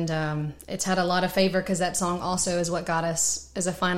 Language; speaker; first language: English; native; English